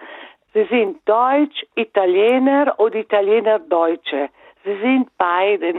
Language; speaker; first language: German; non-native, fluent; Italian